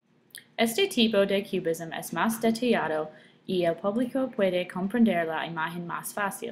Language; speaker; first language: Spanish; non-native, learner; English